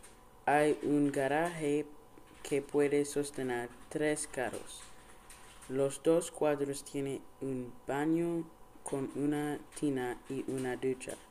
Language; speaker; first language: Spanish; non-native, learner; English